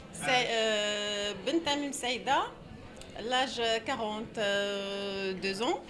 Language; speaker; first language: French; non-native, learner; Arabic